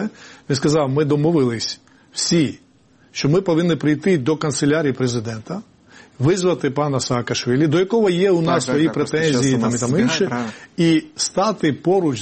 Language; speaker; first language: Ukrainian; non-native, fluent; Georgian